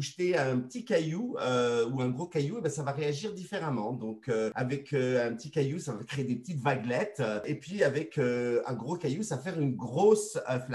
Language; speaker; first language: French; native; French